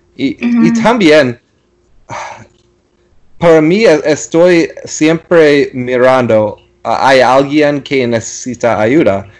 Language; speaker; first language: Spanish; non-native, learner; English